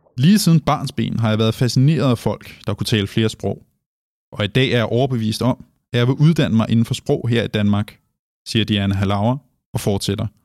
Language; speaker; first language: Danish; native; Danish